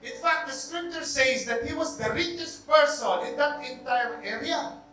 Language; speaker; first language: English; non-native, local second language; Filipino